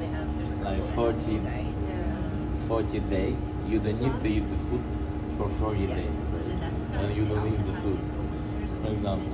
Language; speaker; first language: English; non-native, fluent; Russian